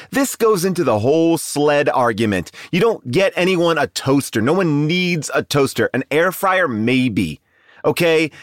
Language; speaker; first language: English; native; English